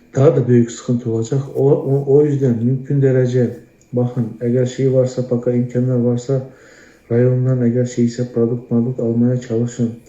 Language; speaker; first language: Turkish; native; Turkish